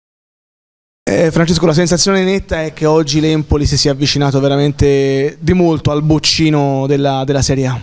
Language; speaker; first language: Italian; native; Italian